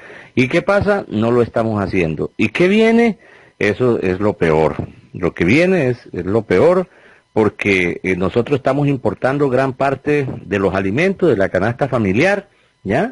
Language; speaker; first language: Spanish; native; Spanish